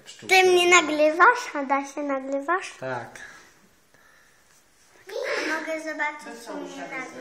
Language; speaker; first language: Polish; native; Polish